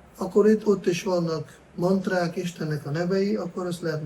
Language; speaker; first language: Hungarian; non-native, fluent; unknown